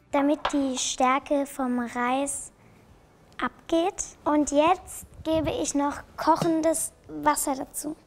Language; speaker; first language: German; native; German